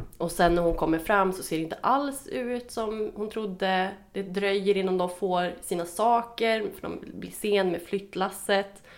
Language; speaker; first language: Swedish; native; Swedish